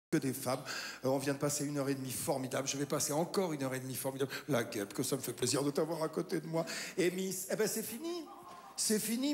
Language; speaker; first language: French; native; French